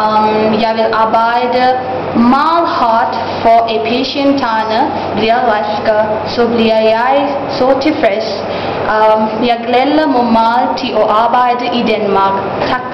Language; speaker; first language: Danish; non-native, learner; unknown